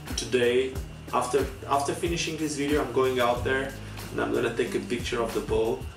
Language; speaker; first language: English; non-native, fluent; Portuguese